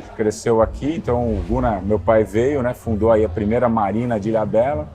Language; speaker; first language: Portuguese; native; Portuguese